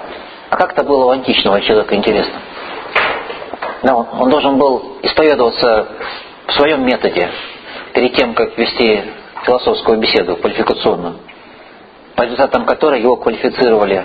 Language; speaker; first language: Russian; native; Russian